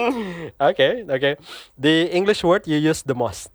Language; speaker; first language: English; non-native, fluent; Indonesian